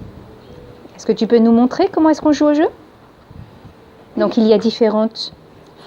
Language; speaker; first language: French; native; French